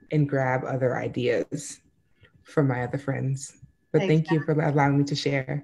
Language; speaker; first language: English; native; English